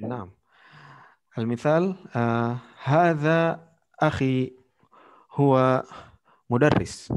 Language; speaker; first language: Arabic; non-native, fluent; Indonesian